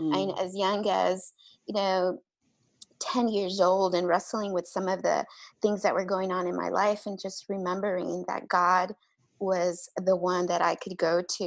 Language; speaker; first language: English; native; English